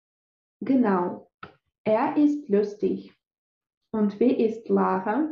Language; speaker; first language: German; non-native, fluent; Russian